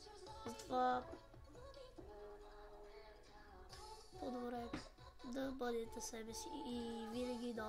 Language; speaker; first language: Bulgarian; non-native, local second language; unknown